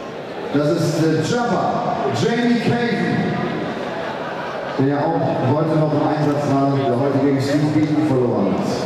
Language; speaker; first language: German; native; German